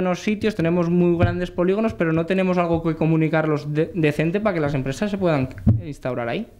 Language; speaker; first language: Spanish; native; Spanish